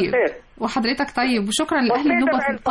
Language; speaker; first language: Arabic; native; Arabic